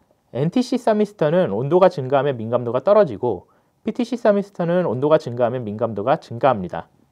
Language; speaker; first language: Korean; native; Korean